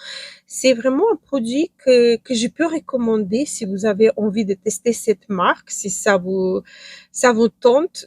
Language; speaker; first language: French; non-native, fluent; Ukrainian